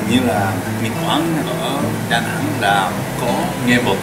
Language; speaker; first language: Vietnamese; non-native, learner; Japanese